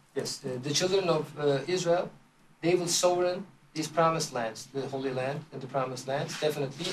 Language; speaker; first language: English; non-native, fluent; Turkish